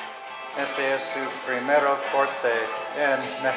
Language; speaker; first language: Spanish; non-native, learner; English